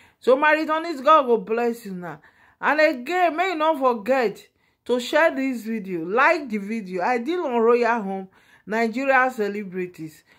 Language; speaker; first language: Nigerian Pidgin; non-native, local second language; Yoruba